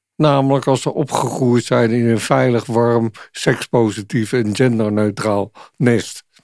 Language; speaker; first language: Dutch; native; Dutch